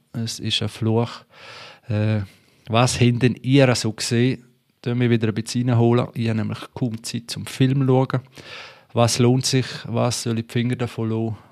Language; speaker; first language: German; native; German